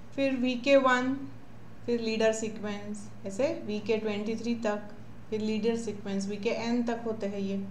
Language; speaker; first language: Hindi; non-native, local second language; Marathi